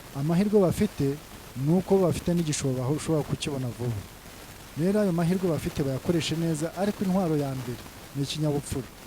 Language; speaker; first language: Kinyarwanda; early bilingual, heritage; Kinyarwanda